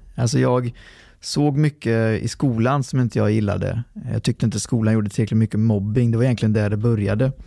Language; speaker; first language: Swedish; early bilingual, other home language; Arabic